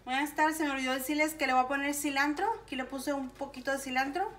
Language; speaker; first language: Spanish; native; Spanish